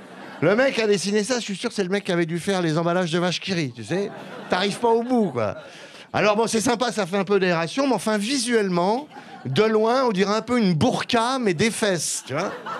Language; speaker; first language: French; native; French